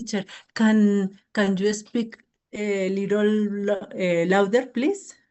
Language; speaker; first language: English; non-native, learner; Spanish